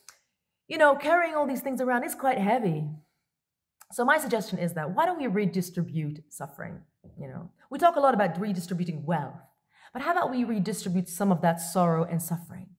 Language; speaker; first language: English; non-native, local second language; Arabic